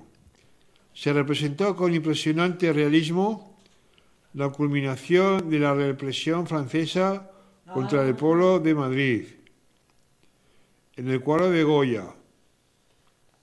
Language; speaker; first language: Spanish; native; Spanish